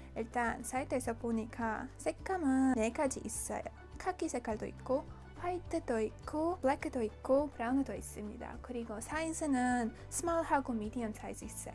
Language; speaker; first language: Korean; non-native, fluent; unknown